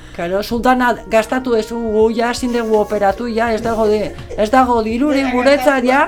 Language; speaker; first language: Basque; non-native, learner; Spanish